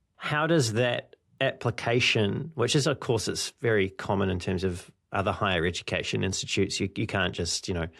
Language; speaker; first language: English; native; English